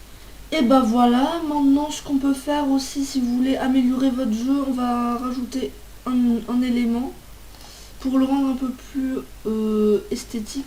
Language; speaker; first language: French; native; French